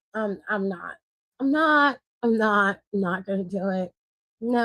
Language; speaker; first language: English; native; English